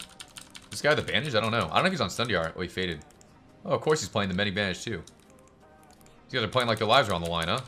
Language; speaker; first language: English; native; English